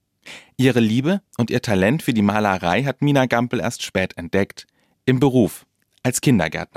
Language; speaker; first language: German; native; German